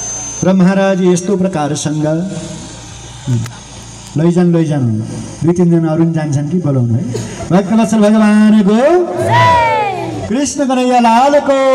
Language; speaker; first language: Nepali; native; Nepali